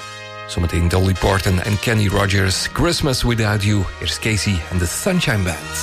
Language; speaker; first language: Dutch; native; Dutch